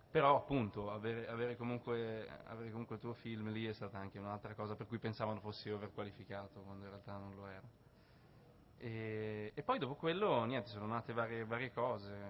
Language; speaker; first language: Italian; native; Italian